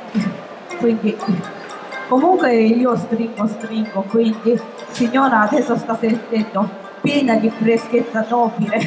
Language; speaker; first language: Italian; non-native, fluent; Japanese